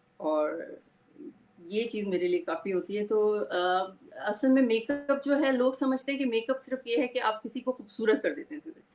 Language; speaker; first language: Urdu; native; Urdu